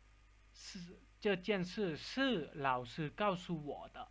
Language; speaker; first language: Chinese; non-native, fluent; Lao